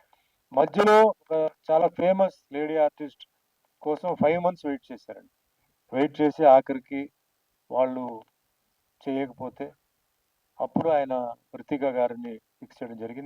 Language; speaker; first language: Telugu; native; Telugu